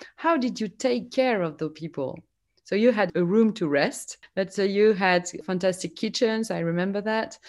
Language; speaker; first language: English; non-native, fluent; French